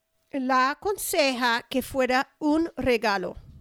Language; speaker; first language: Spanish; non-native, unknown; English